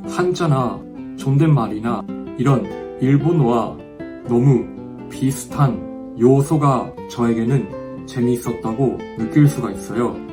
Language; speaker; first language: Korean; non-native, fluent; Japanese